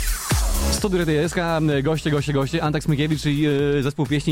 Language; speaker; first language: Polish; native; Polish